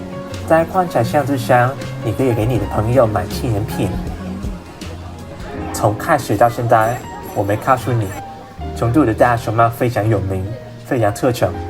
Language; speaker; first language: Chinese; non-native, learner; Vietnamese